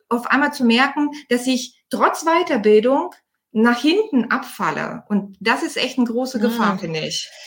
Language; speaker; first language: German; non-native, fluent; Bulgarian